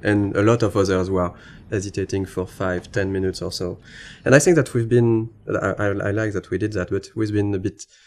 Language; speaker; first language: English; non-native, fluent; French